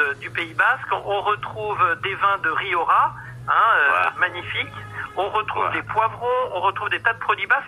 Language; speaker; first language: French; native; French